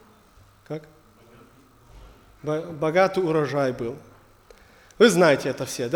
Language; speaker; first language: Russian; non-native, learner; German